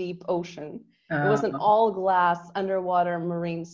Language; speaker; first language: English; non-native, fluent; Portuguese